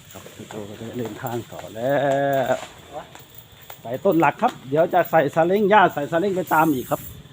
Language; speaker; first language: Thai; native; Thai